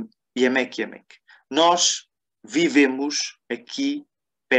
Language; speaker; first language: Portuguese; non-native, fluent; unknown